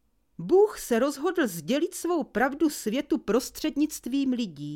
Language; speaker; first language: Czech; native; Czech